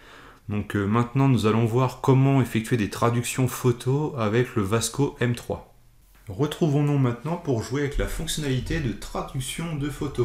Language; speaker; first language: French; native; French